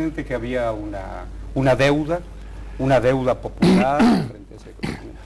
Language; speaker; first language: Spanish; native; Spanish